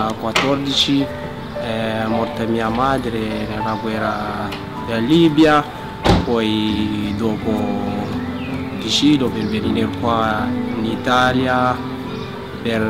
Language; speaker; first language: Italian; non-native, learner; Hausa